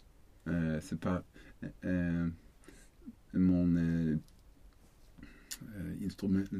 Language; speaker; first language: French; non-native, learner; Swedish